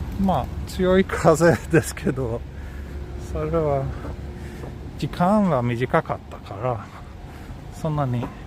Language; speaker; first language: Japanese; non-native, fluent; Swedish